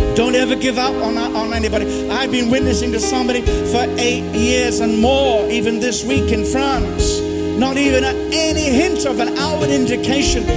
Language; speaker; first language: English; native; English